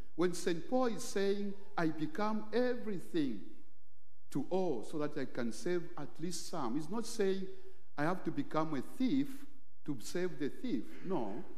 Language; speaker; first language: English; non-native, local second language; Bemba